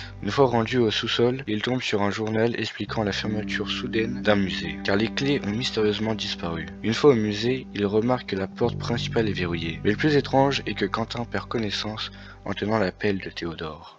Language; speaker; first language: French; native; French